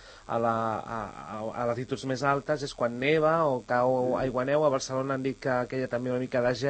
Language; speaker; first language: Catalan; native; Catalan